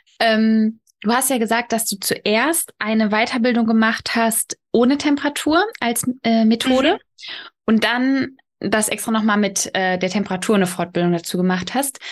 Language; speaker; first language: German; early bilingual, other home language; Polish